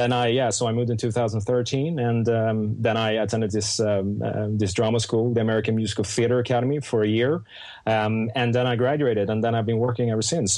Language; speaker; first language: English; non-native, fluent; Swedish